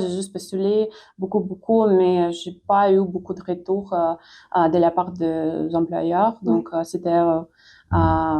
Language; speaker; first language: French; non-native, fluent; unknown